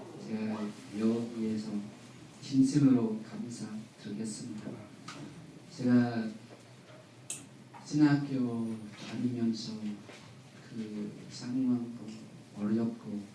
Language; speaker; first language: Korean; non-native, learner; Lao